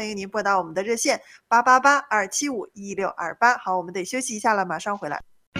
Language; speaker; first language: Chinese; native; Chinese